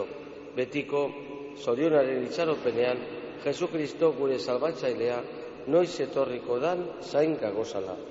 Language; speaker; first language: Basque; native; Basque